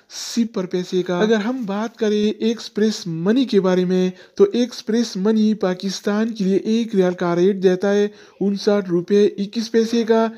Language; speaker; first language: Urdu; non-native, local second language; Pashto